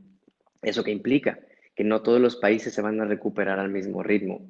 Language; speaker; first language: Spanish; native; Spanish